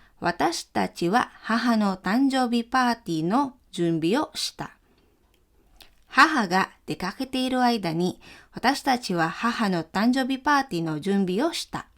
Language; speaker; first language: Japanese; non-native, fluent; Filipino